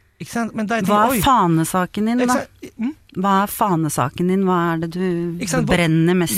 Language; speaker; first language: Norwegian; native; Norwegian